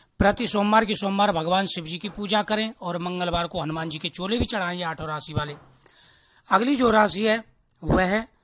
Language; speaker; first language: Hindi; native; Hindi